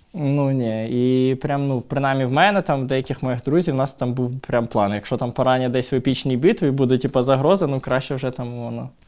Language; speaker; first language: Ukrainian; non-native, local second language; Russian